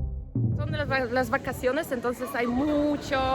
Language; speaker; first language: Spanish; non-native, fluent; Polish